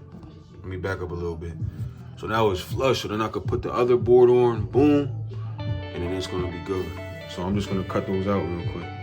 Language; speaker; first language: English; native; English